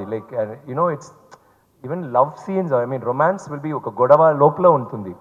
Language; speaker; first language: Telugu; non-native, learner; Tamil